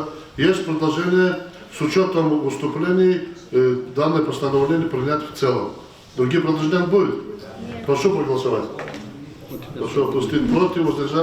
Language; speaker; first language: Russian; non-native, local second language; Lezghian